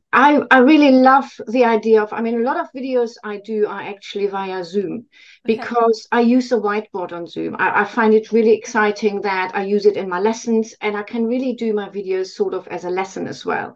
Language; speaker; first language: English; non-native, fluent; German